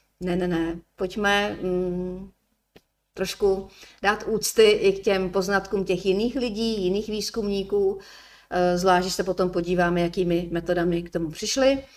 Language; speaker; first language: Czech; native; Czech